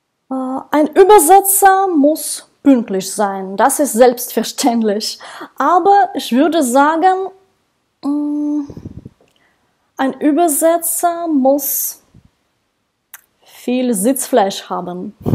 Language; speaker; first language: German; non-native, fluent; Russian